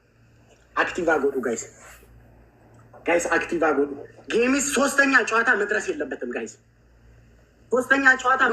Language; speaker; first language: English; non-native, learner; Oromo